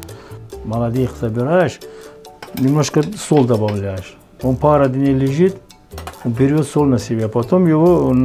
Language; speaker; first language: Russian; non-native, fluent; Azerbaijani